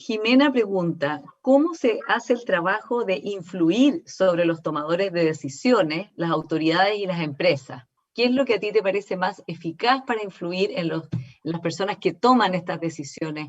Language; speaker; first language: Spanish; native; Spanish